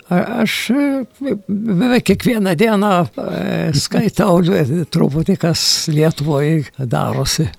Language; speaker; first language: Lithuanian; non-native, local second language; Yiddish